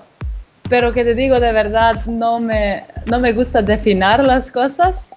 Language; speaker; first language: Spanish; non-native, learner; Slovenian